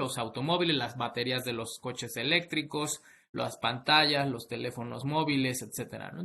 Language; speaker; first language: Spanish; native; Spanish